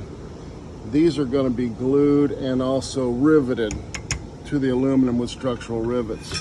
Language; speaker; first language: English; native; English